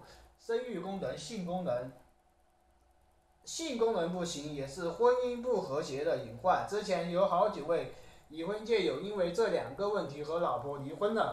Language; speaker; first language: Chinese; native; Chinese